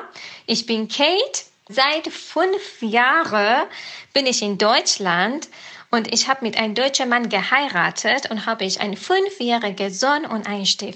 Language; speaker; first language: German; non-native, learner; Persian